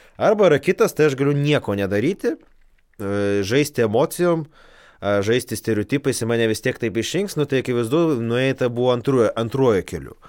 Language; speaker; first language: Lithuanian; non-native, local second language; Polish